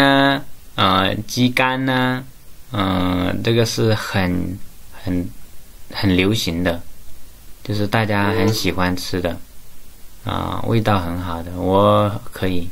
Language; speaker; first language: Chinese; native; Chinese